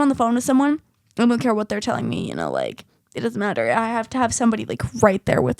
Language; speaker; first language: English; native; English